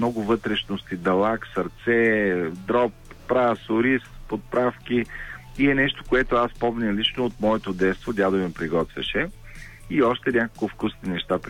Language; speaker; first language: Bulgarian; native; Bulgarian